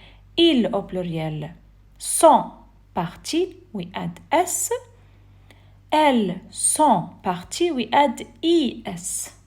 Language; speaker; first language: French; non-native, fluent; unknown